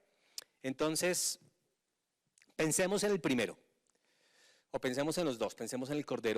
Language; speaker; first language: Spanish; native; Spanish